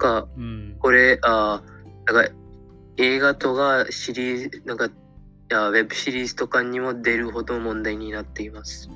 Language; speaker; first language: Japanese; non-native, fluent; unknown